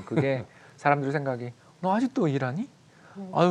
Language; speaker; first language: Korean; native; Korean